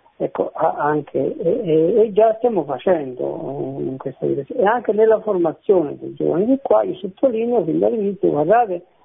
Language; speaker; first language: Italian; native; Italian